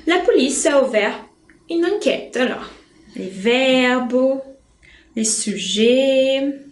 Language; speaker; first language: French; non-native, fluent; Portuguese